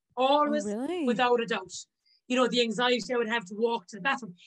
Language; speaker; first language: English; native; English